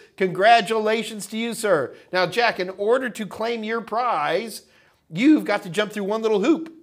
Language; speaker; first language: English; native; English